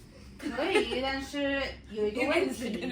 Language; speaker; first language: Chinese; non-native, learner; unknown